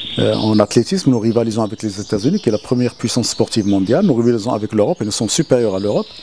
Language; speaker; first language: French; non-native, local second language; Arabic